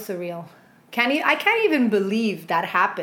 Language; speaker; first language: English; native; English